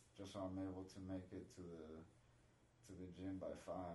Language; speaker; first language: English; non-native, fluent; Spanish